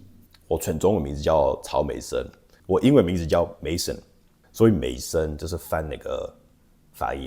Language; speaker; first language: Chinese; non-native, fluent; English